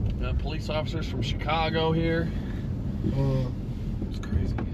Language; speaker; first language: English; non-native, learner; Turkish